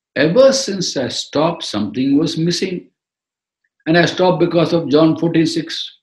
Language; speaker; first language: English; non-native, local second language; Tamil